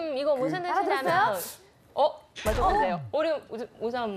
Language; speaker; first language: Korean; non-native, fluent; Chinese